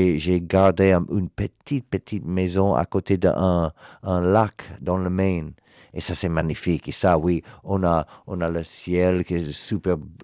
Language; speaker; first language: French; non-native, learner; English